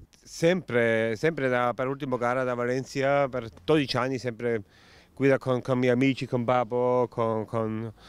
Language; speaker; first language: Italian; non-native, learner; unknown